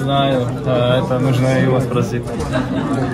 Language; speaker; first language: Russian; non-native, fluent; Slovenian